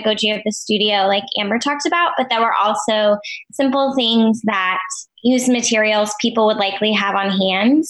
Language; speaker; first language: English; native; English